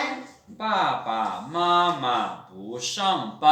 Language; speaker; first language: Chinese; non-native, fluent; Lao